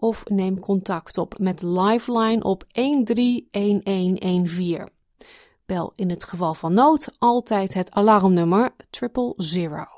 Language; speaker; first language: Dutch; native; Dutch